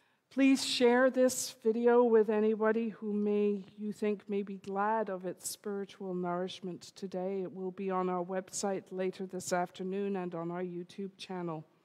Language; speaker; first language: English; native; English